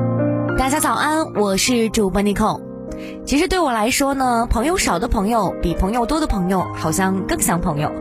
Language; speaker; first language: Chinese; native; Chinese